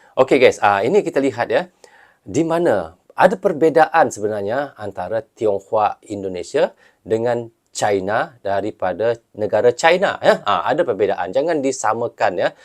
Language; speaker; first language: Malay; native; Malay